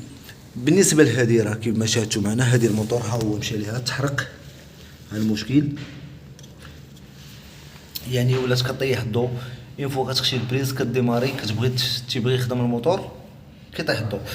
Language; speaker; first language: Arabic; native; Arabic